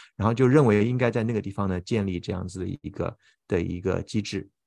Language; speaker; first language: Chinese; native; Chinese